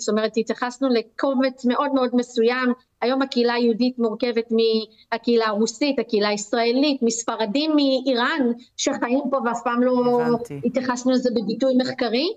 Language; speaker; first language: Hebrew; native; Hebrew